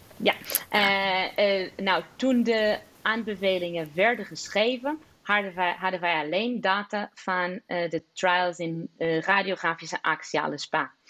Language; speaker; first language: Dutch; non-native, fluent; Portuguese